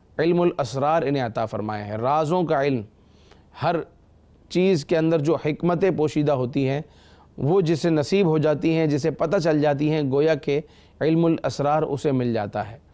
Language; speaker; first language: Urdu; native; Urdu